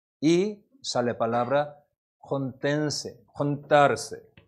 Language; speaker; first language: Spanish; non-native, learner; Korean